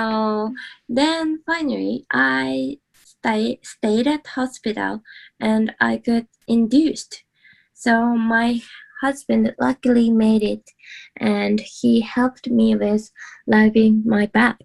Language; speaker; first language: English; non-native, learner; Japanese